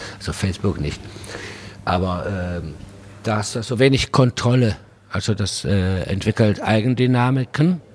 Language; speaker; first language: German; early bilingual, other home language; Spanish